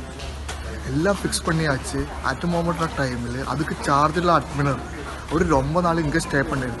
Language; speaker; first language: Tamil; non-native, learner; Malayalam